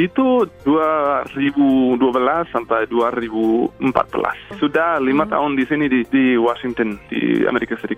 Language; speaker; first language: Indonesian; non-native, fluent; English